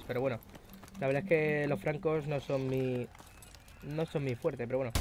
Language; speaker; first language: Spanish; native; Spanish